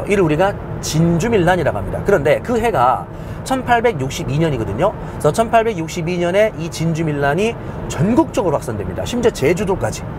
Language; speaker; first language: Korean; native; Korean